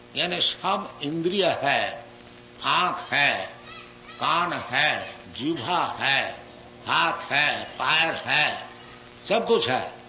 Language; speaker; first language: Hindi; non-native, local second language; Bangla